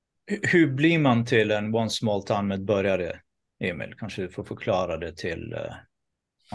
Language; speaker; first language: Swedish; non-native, fluent; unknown